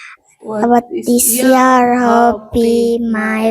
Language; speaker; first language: English; non-native, learner; Indonesian